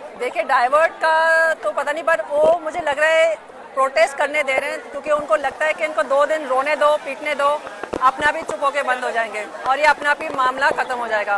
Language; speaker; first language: Hindi; native; Hindi